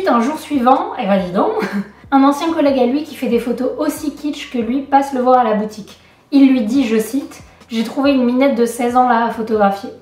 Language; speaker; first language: French; native; French